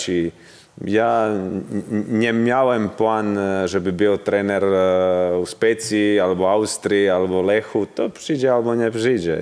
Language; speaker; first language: Polish; non-native, learner; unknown